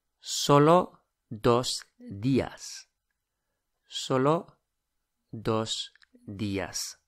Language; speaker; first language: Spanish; non-native, fluent; English